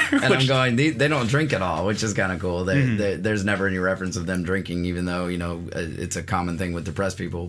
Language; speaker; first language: English; native; English